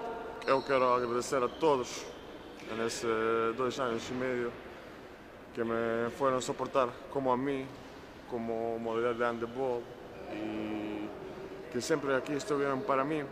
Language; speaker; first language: Portuguese; non-native, learner; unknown